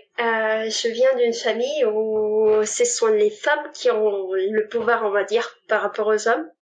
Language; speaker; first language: French; non-native, fluent; Spanish